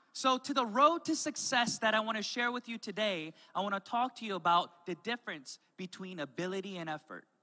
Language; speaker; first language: English; native; English